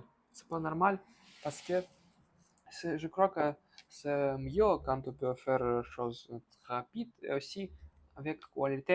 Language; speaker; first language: French; non-native, learner; Russian